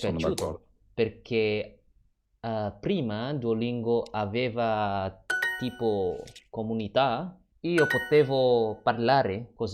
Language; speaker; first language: Italian; non-native, learner; Indonesian